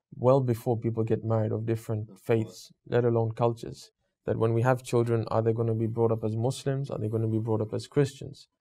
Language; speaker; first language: English; native; English